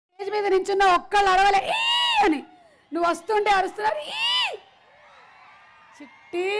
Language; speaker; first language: Telugu; native; Telugu